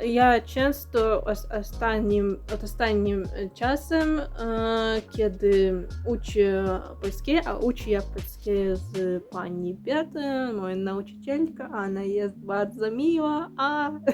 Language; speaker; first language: Ukrainian; native; Ukrainian